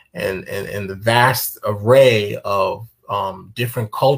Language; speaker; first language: English; early bilingual, other home language; Akan